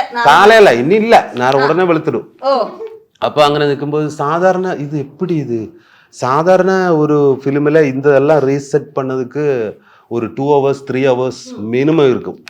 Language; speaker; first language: Tamil; non-native, learner; Malayalam